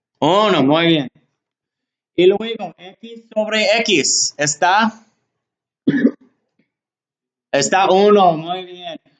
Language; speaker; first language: Spanish; non-native, learner; English